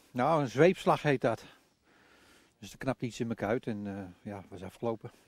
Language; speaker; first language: Dutch; native; Dutch